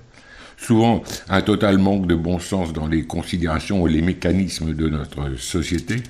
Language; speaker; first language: French; native; French